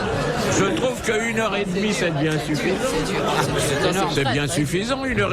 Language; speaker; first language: French; native; French